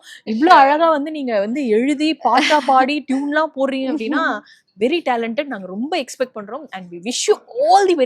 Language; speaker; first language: Tamil; native; Tamil